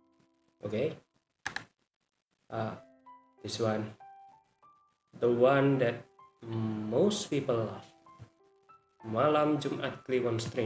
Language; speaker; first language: English; non-native, learner; Indonesian